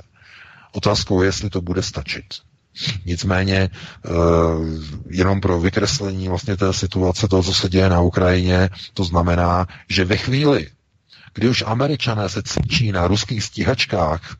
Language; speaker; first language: Czech; native; Czech